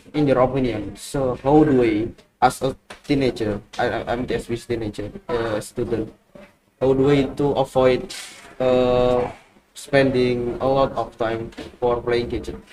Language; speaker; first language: English; non-native, learner; Indonesian